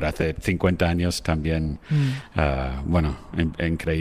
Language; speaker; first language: Spanish; non-native, fluent; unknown